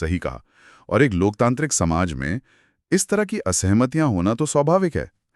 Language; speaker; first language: Hindi; native; Hindi